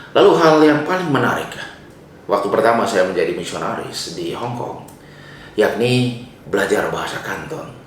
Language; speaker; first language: Indonesian; non-native, local second language; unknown